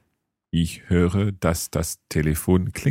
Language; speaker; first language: German; non-native, fluent; English